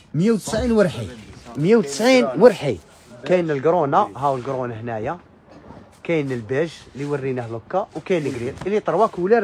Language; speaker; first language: Arabic; native; Arabic